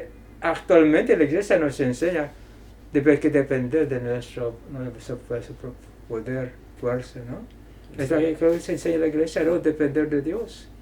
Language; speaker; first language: Spanish; non-native, fluent; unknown